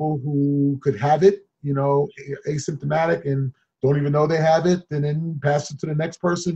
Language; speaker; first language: English; native; English